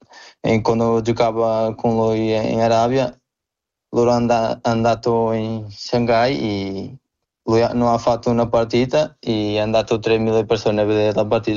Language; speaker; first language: Italian; non-native, learner; Portuguese